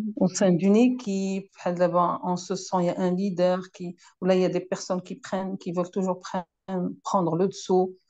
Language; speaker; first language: French; native; French